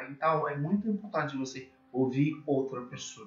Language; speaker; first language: Portuguese; non-native, learner; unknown